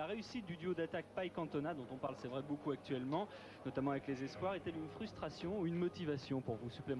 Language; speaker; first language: French; native; French